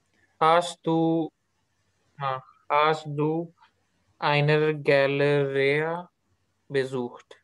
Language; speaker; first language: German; non-native, learner; Urdu